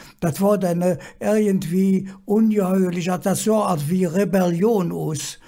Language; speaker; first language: German; native; German